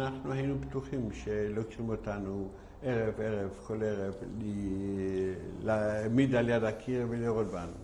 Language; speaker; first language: Hebrew; non-native, fluent; Yiddish